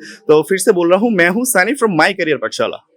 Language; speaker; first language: Hindi; non-native, learner; Bangla